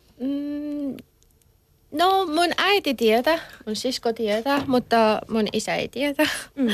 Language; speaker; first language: Finnish; non-native, learner; Persian